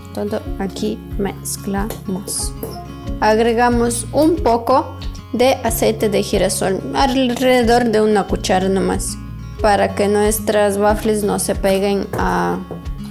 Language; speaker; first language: Spanish; non-native, fluent; Ukrainian